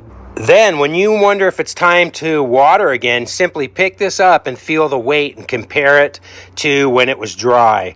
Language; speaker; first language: English; native; English